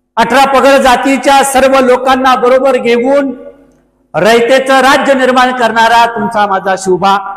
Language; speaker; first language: Marathi; native; Marathi